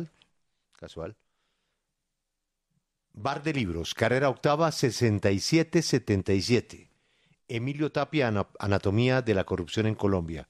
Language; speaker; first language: Spanish; native; Spanish